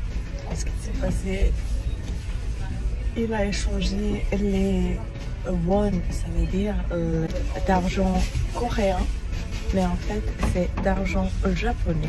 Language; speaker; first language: French; non-native, learner; Croatian